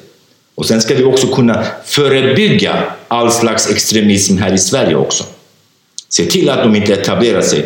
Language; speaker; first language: Swedish; non-native, fluent; Kurdish